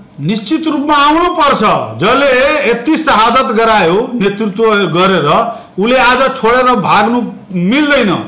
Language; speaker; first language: Nepali; non-native, local second language; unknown